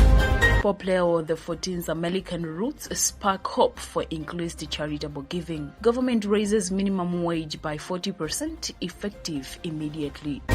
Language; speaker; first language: English; non-native, local second language; Nyanja